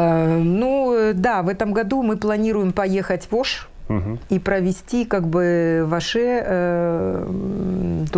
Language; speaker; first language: Russian; native; Russian